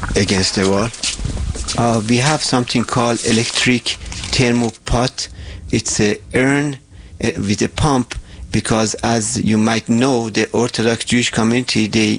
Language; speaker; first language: English; non-native, fluent; Persian